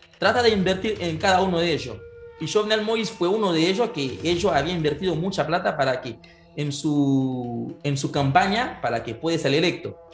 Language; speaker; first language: Spanish; non-native, fluent; Haitian Creole